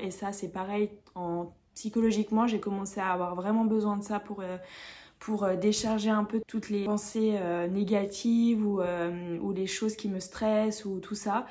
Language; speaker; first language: French; native; French